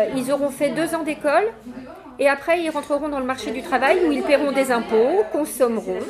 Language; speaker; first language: French; native; French